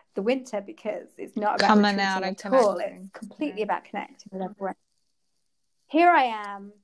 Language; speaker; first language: English; native; English